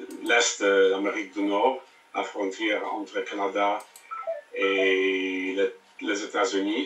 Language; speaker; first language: French; non-native, learner; English